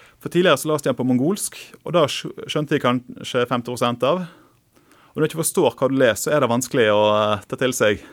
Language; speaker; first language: Norwegian; native; Norwegian